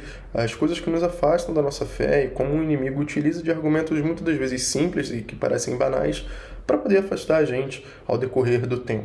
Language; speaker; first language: Portuguese; native; Portuguese